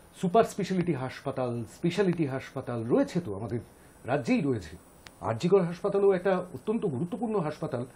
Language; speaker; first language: Bangla; native; Bangla